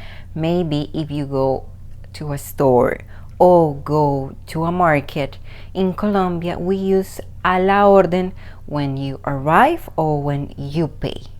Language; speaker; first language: English; non-native, fluent; Spanish